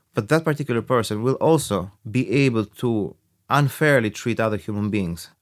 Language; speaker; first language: English; early bilingual, other home language; Albanian